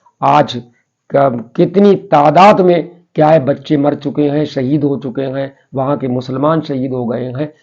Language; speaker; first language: Urdu; native; Urdu